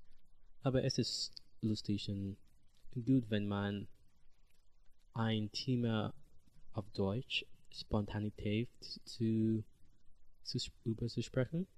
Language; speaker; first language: German; non-native, learner; English